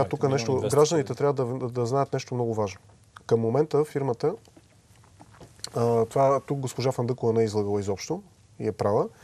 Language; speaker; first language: Bulgarian; native; Bulgarian